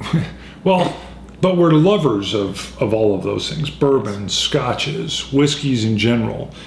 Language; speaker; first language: English; native; English